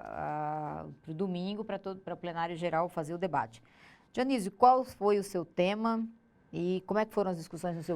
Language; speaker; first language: Portuguese; native; Portuguese